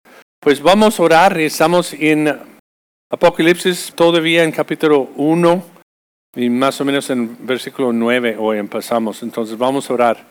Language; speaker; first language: Spanish; non-native, fluent; English